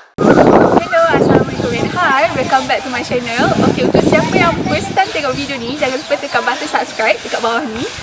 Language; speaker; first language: Malay; native; Malay